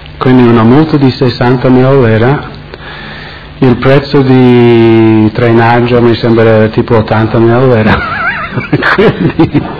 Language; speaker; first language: Italian; non-native, fluent; English